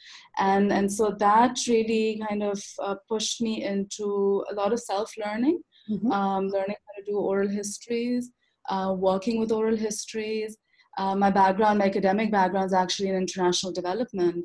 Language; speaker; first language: English; non-native, local second language; Urdu